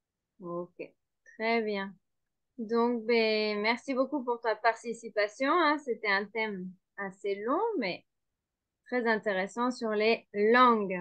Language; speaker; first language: French; non-native, fluent; Spanish